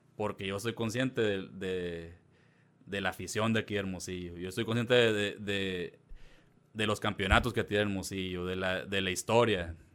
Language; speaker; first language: Spanish; early bilingual, heritage; Spanish